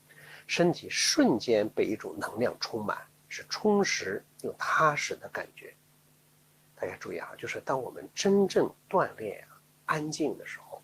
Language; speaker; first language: Chinese; native; Chinese